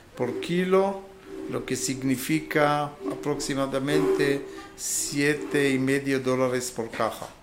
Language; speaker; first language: Spanish; non-native, fluent; Hebrew